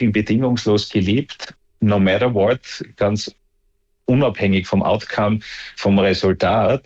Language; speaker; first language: German; native; German